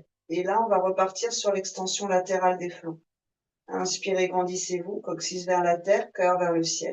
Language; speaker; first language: French; native; French